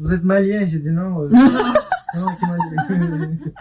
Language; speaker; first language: French; early bilingual, other home language; Turkish